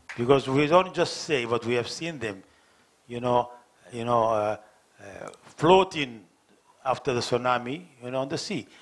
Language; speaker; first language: English; non-native, learner; Somali